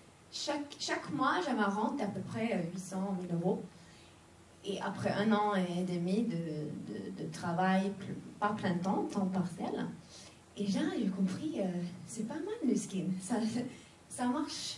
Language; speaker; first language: French; non-native, fluent; Swedish